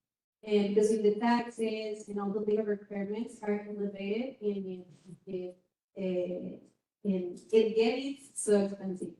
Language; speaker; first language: English; non-native, learner; Spanish